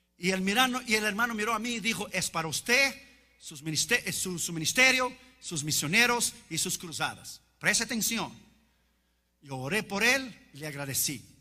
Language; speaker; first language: Spanish; non-native, fluent; Portuguese